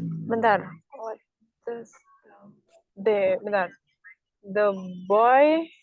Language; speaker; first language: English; non-native, learner; Indonesian